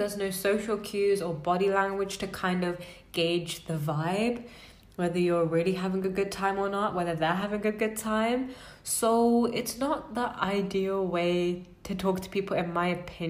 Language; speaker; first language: English; native; English